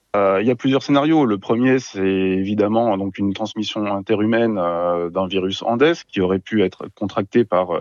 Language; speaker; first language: French; native; French